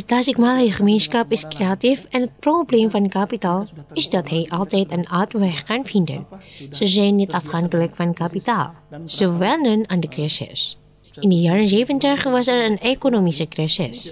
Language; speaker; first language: Dutch; non-native, fluent; Indonesian